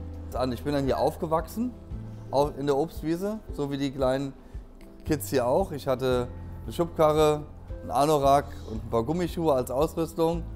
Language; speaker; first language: German; native; German